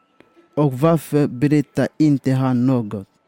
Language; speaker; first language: Swedish; non-native, fluent; French